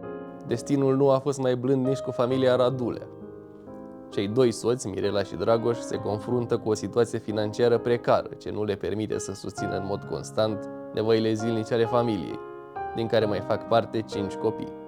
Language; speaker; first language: Romanian; native; Romanian